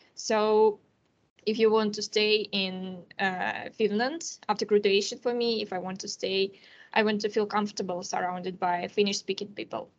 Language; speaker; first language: English; non-native, learner; Russian